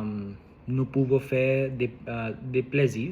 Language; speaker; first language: French; non-native, learner; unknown